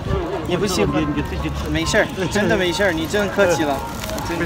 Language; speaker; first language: Chinese; non-native, fluent; Arabic